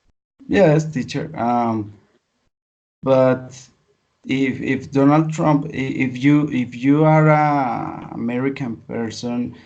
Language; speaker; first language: English; non-native, learner; Spanish